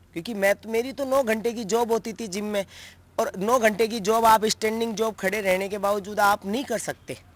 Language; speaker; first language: Hindi; native; Hindi